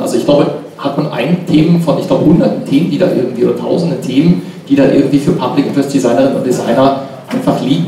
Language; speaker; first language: German; native; German